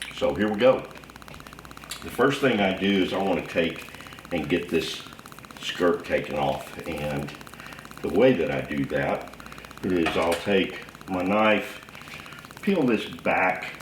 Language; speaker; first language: English; native; English